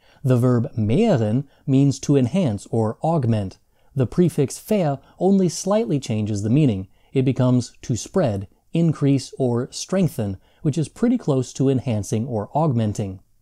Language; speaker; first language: English; native; English